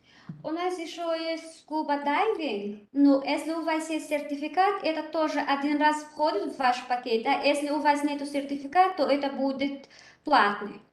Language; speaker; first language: Russian; non-native, learner; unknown